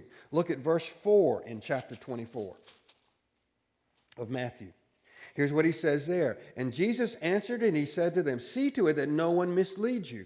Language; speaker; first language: English; native; English